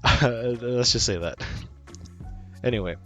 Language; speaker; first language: English; native; English